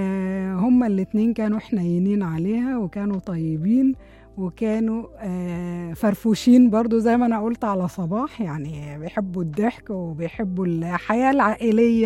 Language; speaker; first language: Arabic; native; Arabic